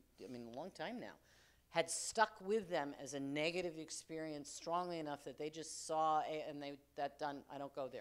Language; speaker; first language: English; native; English